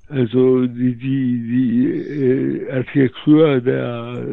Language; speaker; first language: German; early bilingual, heritage; Polish